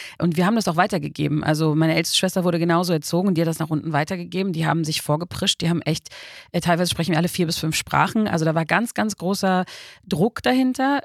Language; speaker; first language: German; early bilingual, other home language; Turkish